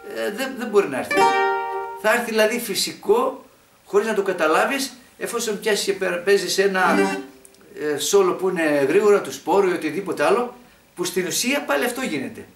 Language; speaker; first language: Greek; native; Greek